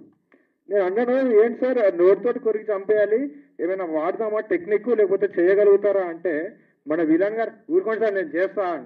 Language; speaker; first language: Telugu; native; Telugu